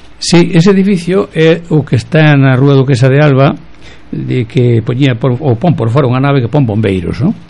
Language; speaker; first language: Galician; native; Galician